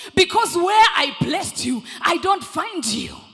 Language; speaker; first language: English; non-native, local second language; Swahili